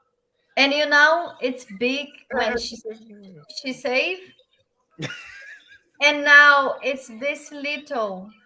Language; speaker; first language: English; non-native, learner; Portuguese